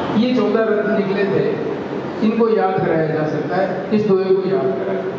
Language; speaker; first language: Hindi; native; Hindi